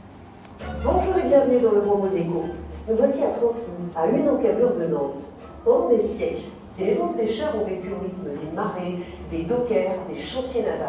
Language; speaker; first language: French; native; French